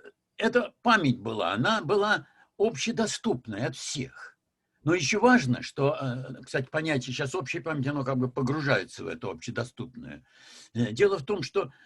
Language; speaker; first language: Russian; native; Russian